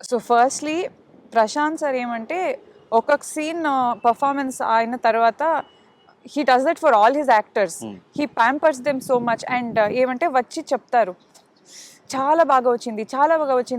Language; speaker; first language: Telugu; non-native, learner; Kannada